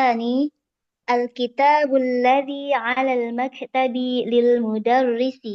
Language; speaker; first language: Arabic; non-native, learner; Indonesian